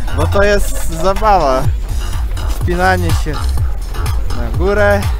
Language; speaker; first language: Polish; non-native, learner; Russian